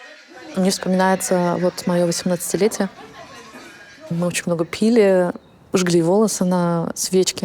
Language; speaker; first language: Russian; native; Russian